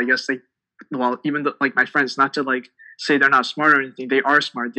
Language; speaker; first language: English; early bilingual, other home language; Tibetan